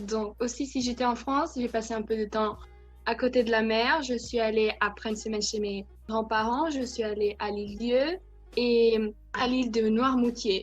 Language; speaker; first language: French; early bilingual, heritage; Italian